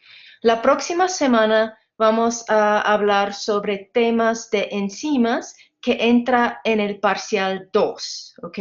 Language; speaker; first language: Spanish; non-native, fluent; English